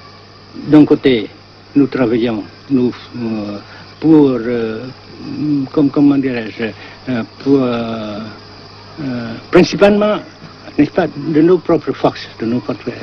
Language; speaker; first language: French; non-native, local second language; Vietnamese